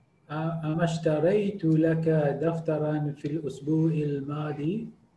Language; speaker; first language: Arabic; non-native, learner; English